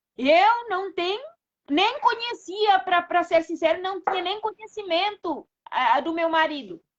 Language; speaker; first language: Portuguese; non-native, local second language; Kabuverdianu